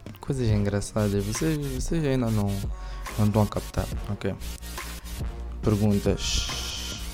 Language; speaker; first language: Portuguese; early bilingual, heritage; Portuguese